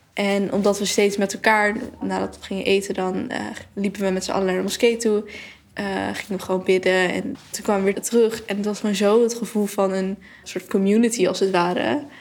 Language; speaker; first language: Dutch; native; Dutch